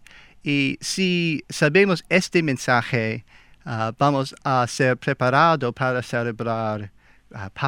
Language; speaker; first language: Spanish; non-native, learner; English